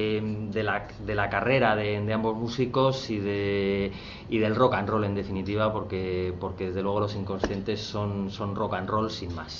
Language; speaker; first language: Spanish; native; Spanish